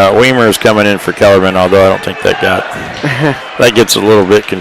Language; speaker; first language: English; native; English